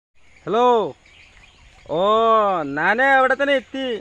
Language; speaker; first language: Malayalam; non-native, learner; Bangla